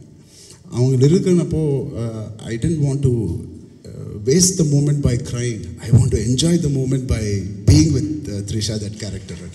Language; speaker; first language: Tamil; non-native, learner; Telugu